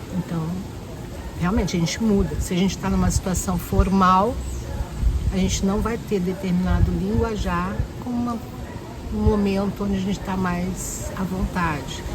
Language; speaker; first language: Portuguese; native; Portuguese